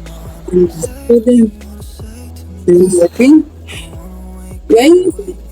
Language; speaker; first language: English; non-native, learner; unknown